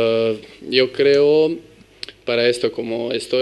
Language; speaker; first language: Spanish; non-native, learner; Serbian